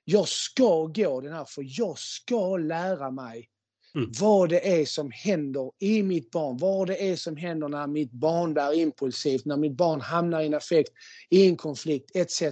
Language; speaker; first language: Swedish; native; Swedish